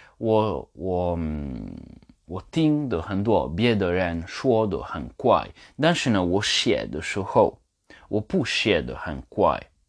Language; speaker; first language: Chinese; non-native, learner; French